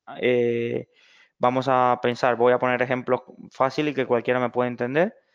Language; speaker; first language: Spanish; native; Spanish